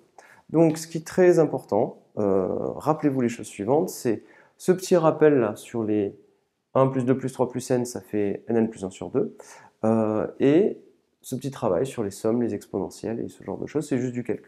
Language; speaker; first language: French; native; French